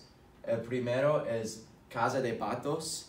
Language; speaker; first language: Spanish; non-native, learner; English